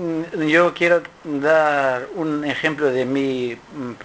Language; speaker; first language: Spanish; non-native, learner; Kurdish